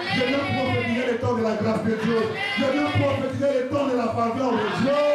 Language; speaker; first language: French; non-native, local second language; Lingala